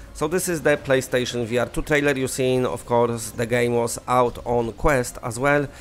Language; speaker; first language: English; non-native, fluent; Polish